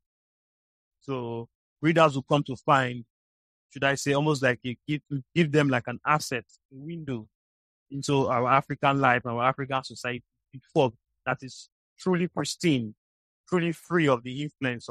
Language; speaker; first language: English; non-native, local second language; Igbo